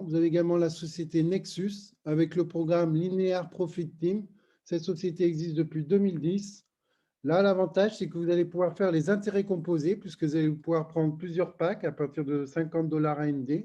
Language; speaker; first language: French; native; French